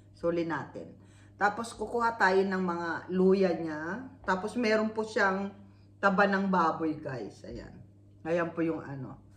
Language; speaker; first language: Filipino; non-native, local second language; Iloko